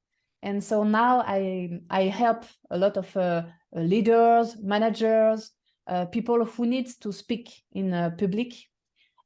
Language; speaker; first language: English; non-native, fluent; French